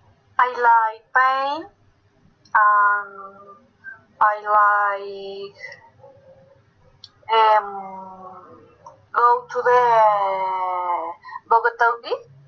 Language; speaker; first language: English; non-native, learner; Spanish